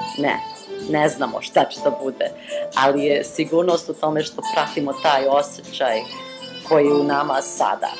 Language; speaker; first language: Serbian; early bilingual, heritage; Serbian